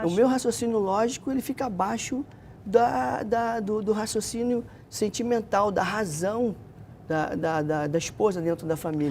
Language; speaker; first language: Portuguese; native; Portuguese